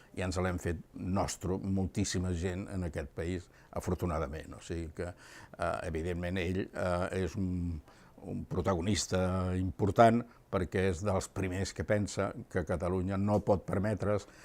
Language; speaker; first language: Catalan; early bilingual, other home language; Spanish